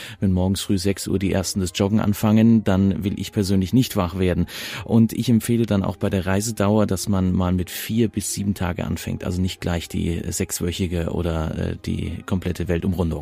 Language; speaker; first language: German; native; German